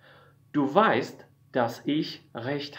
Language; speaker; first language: German; non-native, fluent; Polish